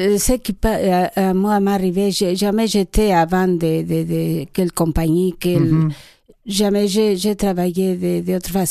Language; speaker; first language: French; non-native, learner; Spanish